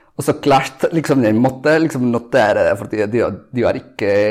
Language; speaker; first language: Norwegian; non-native, fluent; Spanish